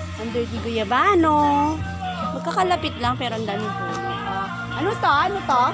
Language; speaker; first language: Filipino; non-native, local second language; Cebuano